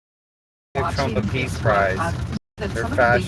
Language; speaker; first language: English; native; English